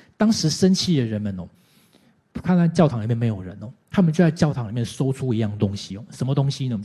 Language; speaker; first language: Chinese; native; Chinese